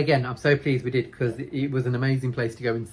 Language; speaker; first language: English; native; English